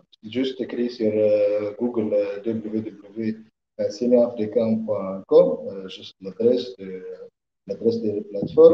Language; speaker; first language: French; non-native, learner; Arabic